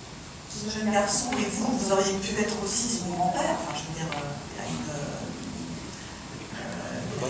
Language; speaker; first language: French; native; French